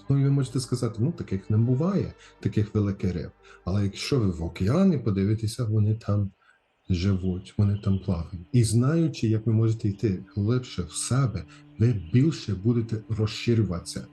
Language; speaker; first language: Ukrainian; early bilingual, heritage; Ukrainian